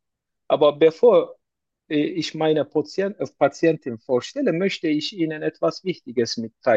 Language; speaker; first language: German; non-native, learner; Turkish